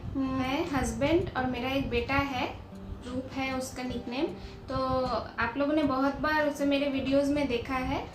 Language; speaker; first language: Hindi; non-native, local second language; Bangla